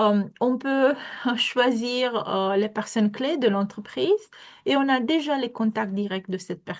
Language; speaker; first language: French; non-native, fluent; Romanian